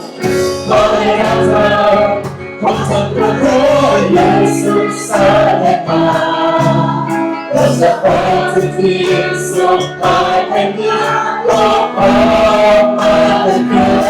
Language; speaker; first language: Thai; native; Thai